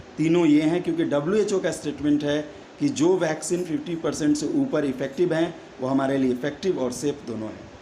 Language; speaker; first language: Hindi; native; Hindi